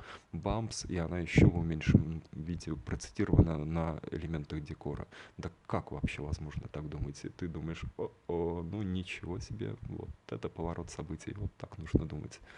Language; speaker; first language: Russian; native; Russian